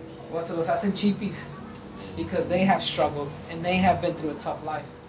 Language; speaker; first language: English; early bilingual, other home language; Spanish